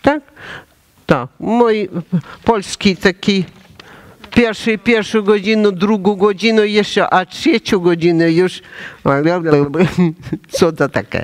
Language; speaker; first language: Polish; non-native, learner; Russian